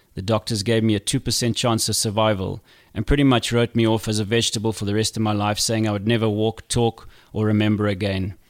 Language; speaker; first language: English; native; English